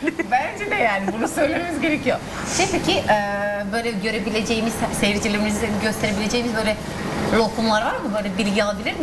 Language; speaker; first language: Turkish; non-native, fluent; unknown